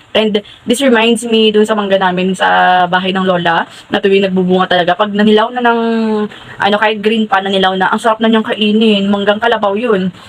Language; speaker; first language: Filipino; non-native, local second language; Hiligaynon